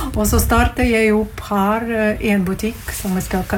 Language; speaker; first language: Norwegian; non-native, learner; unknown